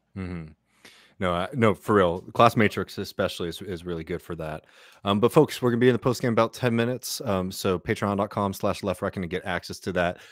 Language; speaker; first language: English; native; English